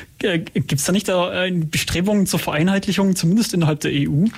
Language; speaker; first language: German; native; German